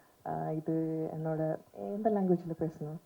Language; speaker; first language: Tamil; non-native, learner; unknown